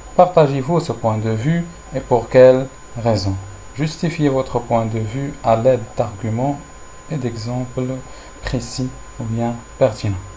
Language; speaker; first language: French; non-native, local second language; Arabic